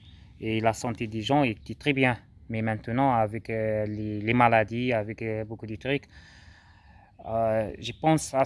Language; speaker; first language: French; non-native, local second language; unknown